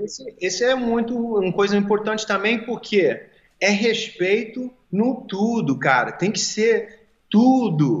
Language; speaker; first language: Portuguese; early bilingual, heritage; English